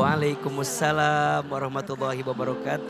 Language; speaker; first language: Indonesian; native; Indonesian